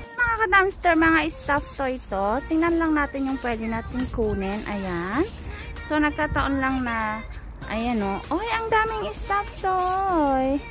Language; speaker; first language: Filipino; native; Filipino